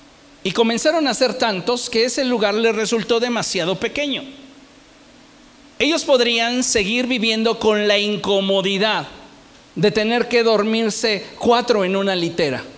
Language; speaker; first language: Spanish; native; Spanish